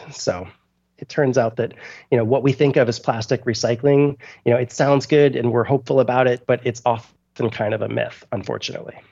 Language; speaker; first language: English; native; English